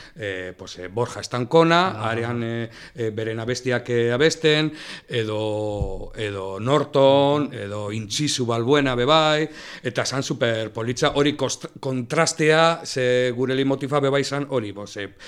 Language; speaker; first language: Basque; native; Basque